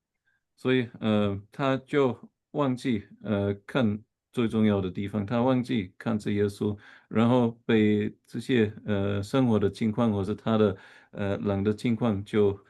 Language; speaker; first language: Chinese; non-native, fluent; German